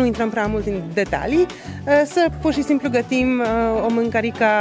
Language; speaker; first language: Romanian; non-native, fluent; Polish